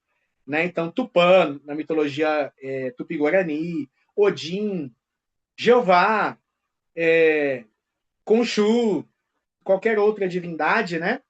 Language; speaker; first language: Portuguese; native; Portuguese